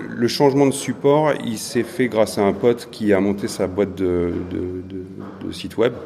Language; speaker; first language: French; native; French